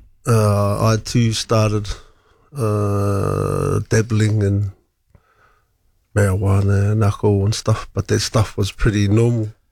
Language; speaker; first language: English; native; English